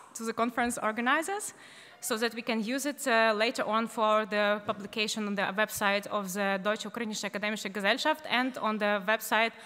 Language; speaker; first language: English; non-native, fluent; Ukrainian